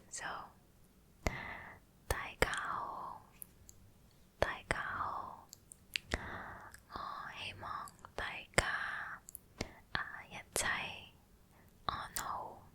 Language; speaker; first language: Cantonese; non-native, local second language; Chinese